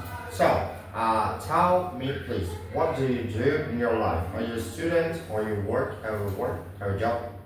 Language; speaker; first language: English; non-native, learner; Vietnamese